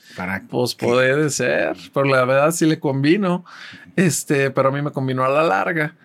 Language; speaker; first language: Spanish; native; Spanish